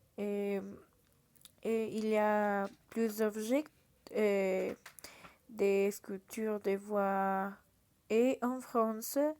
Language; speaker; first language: French; non-native, learner; Portuguese